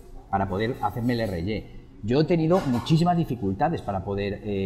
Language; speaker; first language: Spanish; native; Spanish